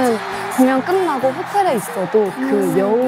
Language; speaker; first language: Korean; non-native, fluent; Japanese